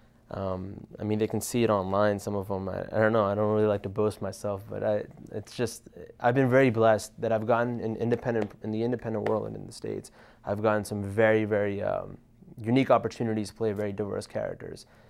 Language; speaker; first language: English; early bilingual, other home language; Urdu